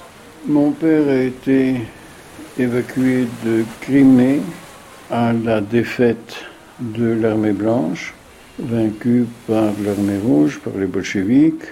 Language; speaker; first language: French; early bilingual, other home language; Russian